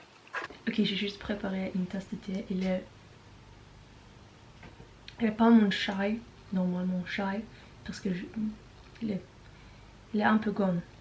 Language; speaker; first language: French; non-native, learner; Norwegian